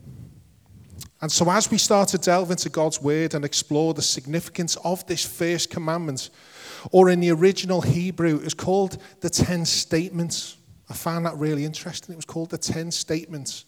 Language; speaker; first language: English; native; English